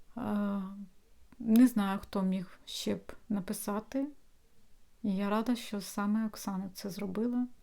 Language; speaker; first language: Ukrainian; non-native, local second language; Russian